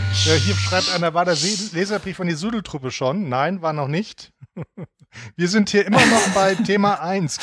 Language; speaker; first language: German; native; German